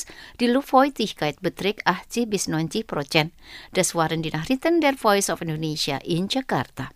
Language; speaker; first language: German; non-native, fluent; Indonesian